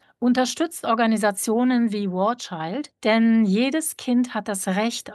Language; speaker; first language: German; native; German